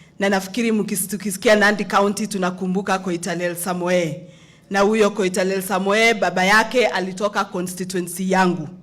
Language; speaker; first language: Swahili; non-native, local second language; Kalenjin